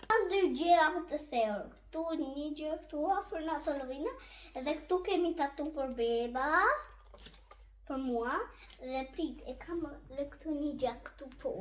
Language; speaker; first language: Albanian; early bilingual, heritage; Albanian